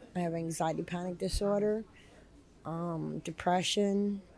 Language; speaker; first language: English; native; English